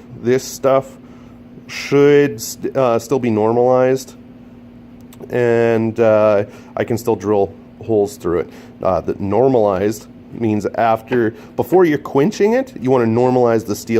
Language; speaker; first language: English; native; English